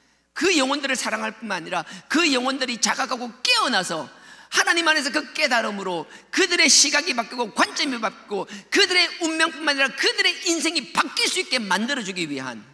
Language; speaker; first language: Korean; native; Korean